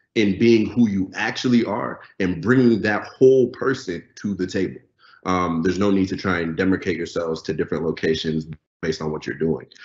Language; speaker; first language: English; non-native, local second language; Yoruba